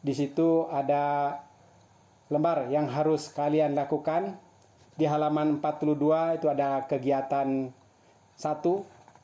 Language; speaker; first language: Indonesian; native; Indonesian